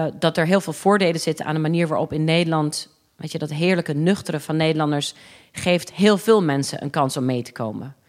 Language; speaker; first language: Dutch; early bilingual, other home language; English